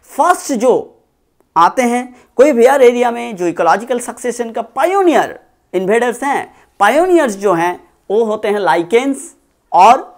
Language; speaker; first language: Hindi; non-native, local second language; Bangla